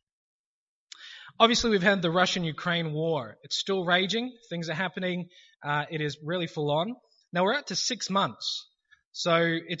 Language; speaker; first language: English; native; English